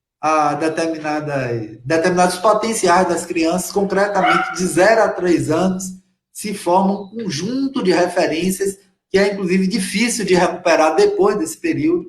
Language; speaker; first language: Portuguese; native; Portuguese